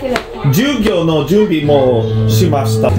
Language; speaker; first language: Japanese; non-native, learner; English